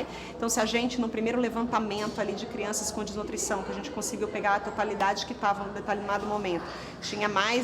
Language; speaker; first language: Portuguese; native; Portuguese